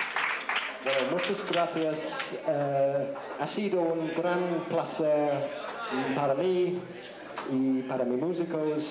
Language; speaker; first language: Spanish; non-native, learner; English